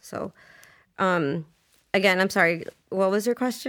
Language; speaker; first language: English; early bilingual, other home language; Spanish